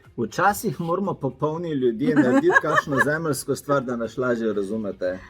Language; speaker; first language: Slovenian; native; Slovenian